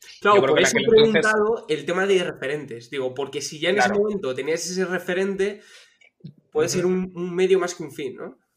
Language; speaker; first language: Spanish; native; Spanish